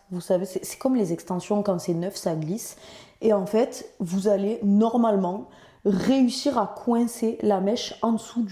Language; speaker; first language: French; native; French